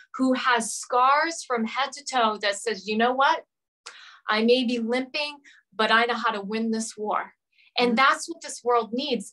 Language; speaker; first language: English; native; English